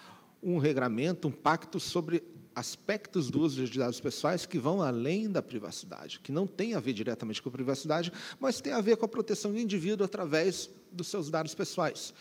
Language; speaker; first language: Portuguese; native; Portuguese